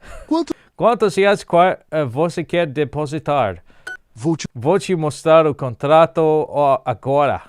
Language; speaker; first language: Portuguese; non-native, learner; English